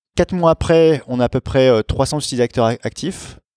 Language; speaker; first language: French; native; French